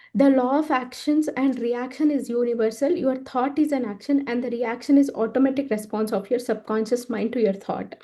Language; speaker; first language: English; non-native, local second language; Telugu